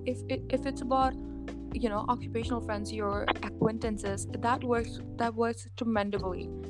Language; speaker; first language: English; non-native, local second language; Punjabi